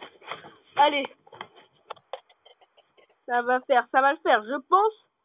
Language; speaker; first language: French; native; French